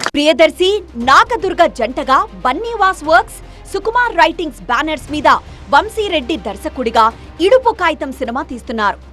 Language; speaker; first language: Telugu; native; Telugu